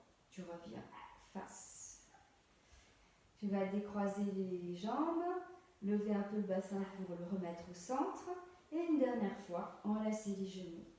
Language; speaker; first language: French; native; French